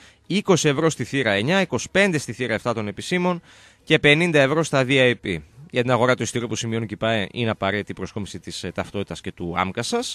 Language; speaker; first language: Greek; native; Greek